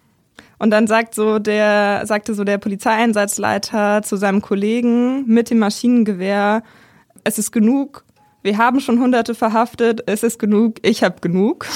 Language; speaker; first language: German; native; German